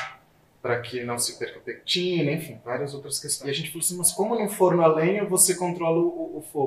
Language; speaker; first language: Portuguese; native; Portuguese